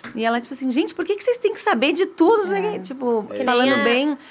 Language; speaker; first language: Portuguese; native; Portuguese